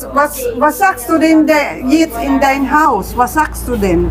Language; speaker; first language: German; non-native, learner; Filipino